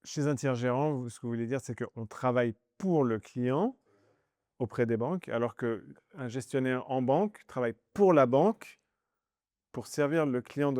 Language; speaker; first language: French; native; French